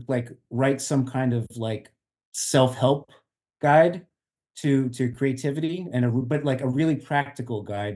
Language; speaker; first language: English; native; English